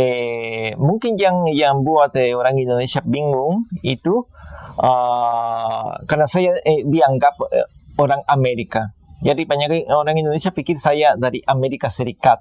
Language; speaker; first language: Indonesian; non-native, fluent; Spanish